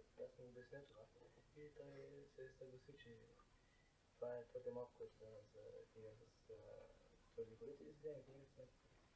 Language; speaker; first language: Bulgarian; non-native, learner; Russian